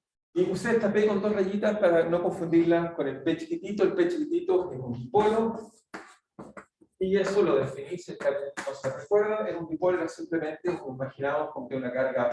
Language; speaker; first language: Spanish; native; Spanish